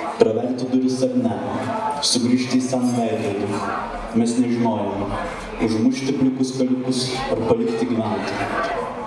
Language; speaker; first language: Lithuanian; native; Lithuanian